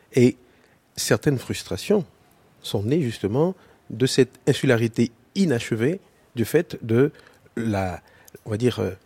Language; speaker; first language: French; native; French